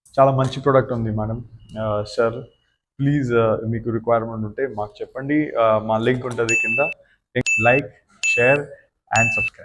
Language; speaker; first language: Telugu; non-native, learner; Gujarati